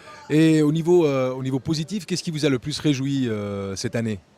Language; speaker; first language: French; native; French